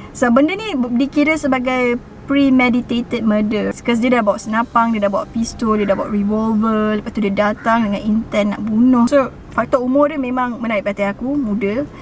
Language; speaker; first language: Malay; native; Malay